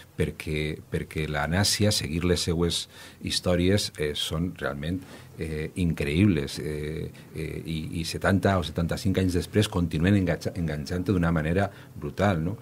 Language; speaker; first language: Catalan; native; Catalan